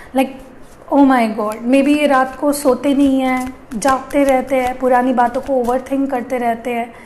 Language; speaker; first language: Hindi; non-native, local second language; Marathi